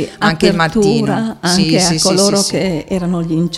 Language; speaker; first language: Italian; native; Italian